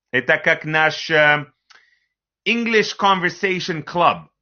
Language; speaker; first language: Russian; non-native, learner; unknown